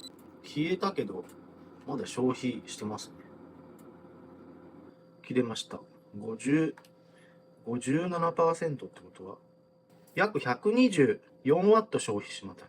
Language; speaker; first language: Japanese; native; Japanese